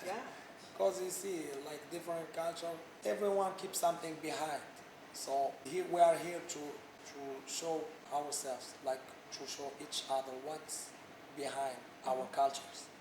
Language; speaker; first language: English; non-native, learner; Arabic